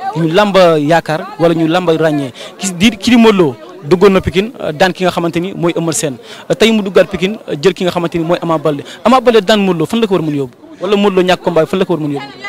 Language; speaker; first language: Wolof; native; Wolof